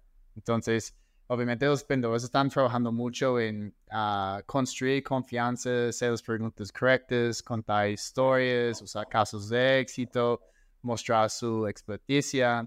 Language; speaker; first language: Spanish; non-native, fluent; English